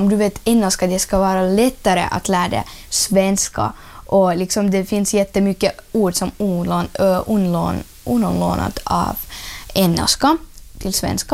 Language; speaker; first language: Swedish; early bilingual, other home language; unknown